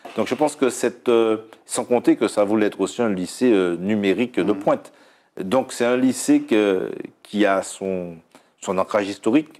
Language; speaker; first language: French; native; French